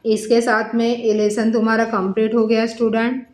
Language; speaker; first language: Hindi; non-native, local second language; Marathi